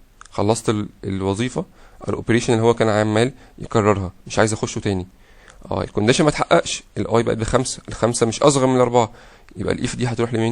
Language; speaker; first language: Arabic; native; Arabic